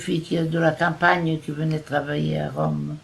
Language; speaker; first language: French; non-native, fluent; Italian